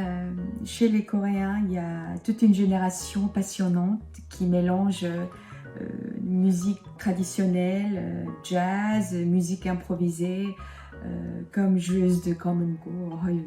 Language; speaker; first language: French; non-native, fluent; Korean